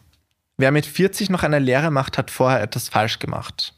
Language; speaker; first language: German; native; German